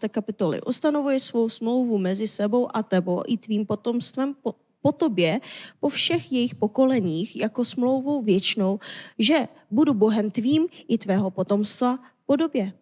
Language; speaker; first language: Czech; non-native, fluent; Korean